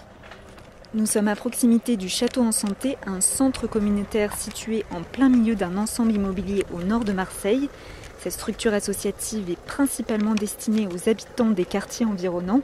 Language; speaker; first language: French; native; French